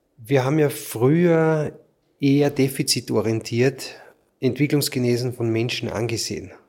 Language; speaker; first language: German; native; German